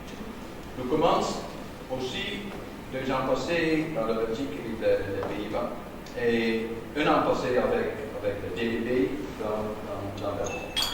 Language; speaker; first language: French; non-native, learner; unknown